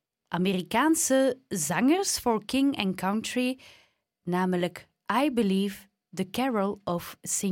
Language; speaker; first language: Dutch; native; Dutch